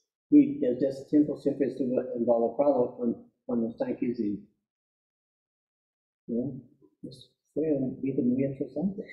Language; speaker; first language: Spanish; non-native, fluent; English